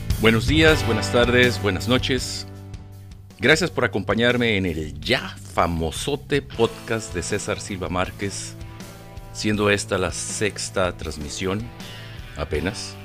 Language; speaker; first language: Spanish; native; Spanish